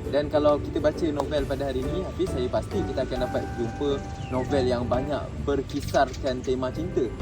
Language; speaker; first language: Malay; native; Malay